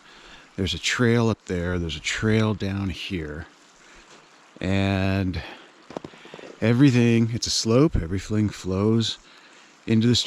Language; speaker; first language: English; native; English